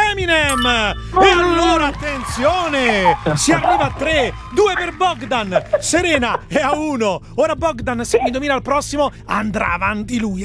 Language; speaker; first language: Italian; native; Italian